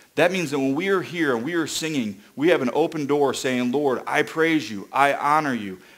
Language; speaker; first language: English; native; English